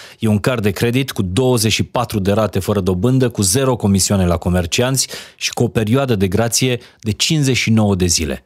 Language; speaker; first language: Romanian; native; Romanian